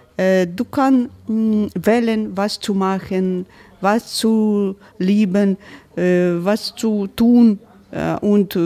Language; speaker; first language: German; non-native, learner; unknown